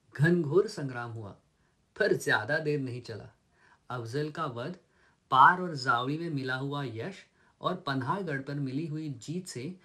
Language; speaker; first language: Hindi; non-native, local second language; Marathi